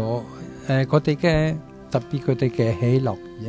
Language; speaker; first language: Cantonese; non-native, fluent; Italian